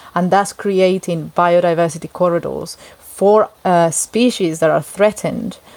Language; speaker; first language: English; native; English